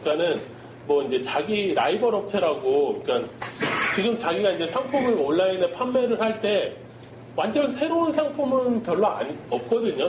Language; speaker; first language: Korean; native; Korean